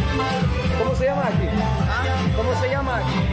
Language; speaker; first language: Spanish; non-native, learner; French